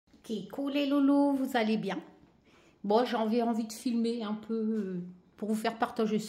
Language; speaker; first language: French; native; French